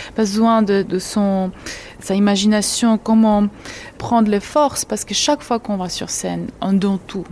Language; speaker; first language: French; non-native, fluent; Georgian